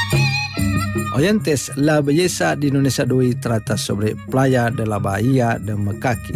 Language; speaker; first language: Spanish; non-native, fluent; Indonesian